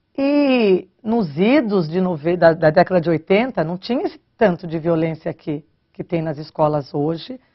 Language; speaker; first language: Portuguese; native; Portuguese